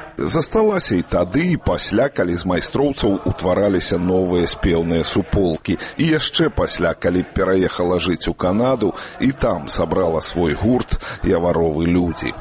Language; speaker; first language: Belarusian; native; Belarusian